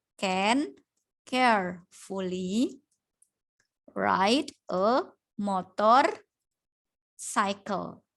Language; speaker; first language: English; non-native, fluent; Indonesian